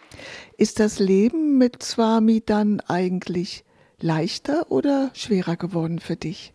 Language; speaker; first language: German; native; German